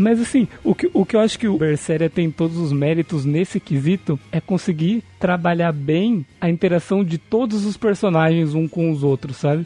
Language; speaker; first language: Portuguese; native; Portuguese